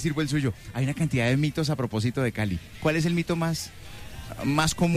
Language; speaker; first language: Spanish; native; Spanish